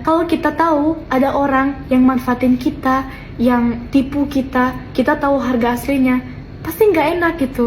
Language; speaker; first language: Indonesian; non-native, fluent; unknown